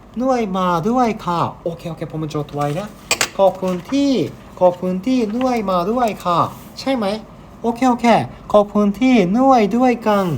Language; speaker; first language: Thai; non-native, learner; Japanese